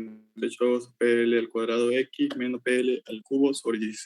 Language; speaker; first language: Spanish; native; Spanish